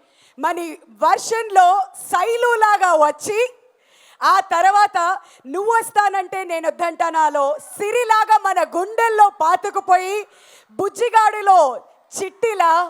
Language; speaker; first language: Telugu; native; Telugu